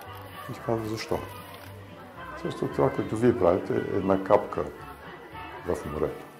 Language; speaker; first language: Bulgarian; early bilingual, heritage; Bulgarian